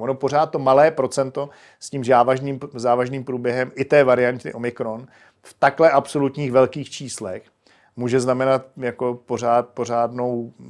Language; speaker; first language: Czech; native; Czech